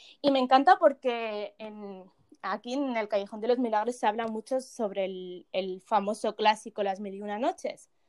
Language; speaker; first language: Spanish; early bilingual, other home language; Arabic